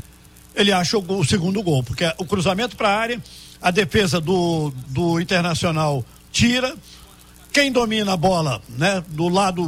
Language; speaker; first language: Portuguese; native; Portuguese